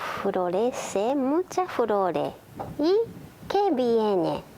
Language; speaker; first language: Spanish; non-native, learner; Japanese